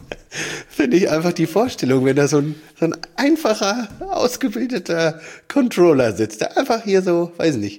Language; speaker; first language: German; native; German